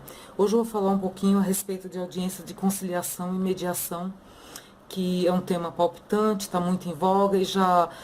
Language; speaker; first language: Portuguese; native; Portuguese